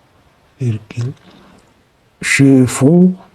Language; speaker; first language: French; non-native, fluent; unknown